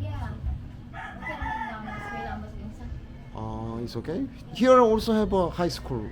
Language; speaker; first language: English; non-native, learner; Korean